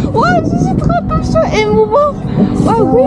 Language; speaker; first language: French; non-native, learner; Chinese